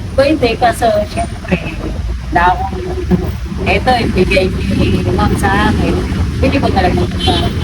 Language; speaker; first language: Filipino; non-native, local second language; Bikol